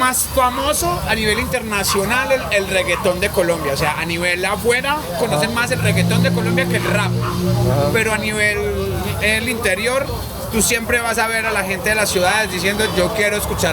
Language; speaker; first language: Spanish; native; Spanish